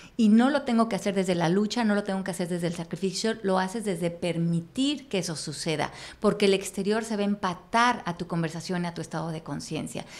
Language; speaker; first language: Spanish; native; Spanish